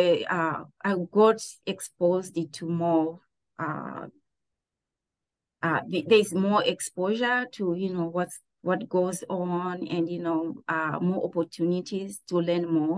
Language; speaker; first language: English; non-native, local second language; Shona